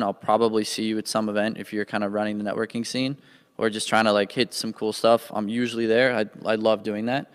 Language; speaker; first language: English; native; English